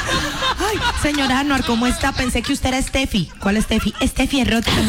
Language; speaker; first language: Spanish; native; Spanish